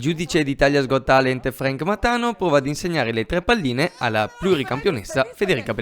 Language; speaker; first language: Italian; native; Italian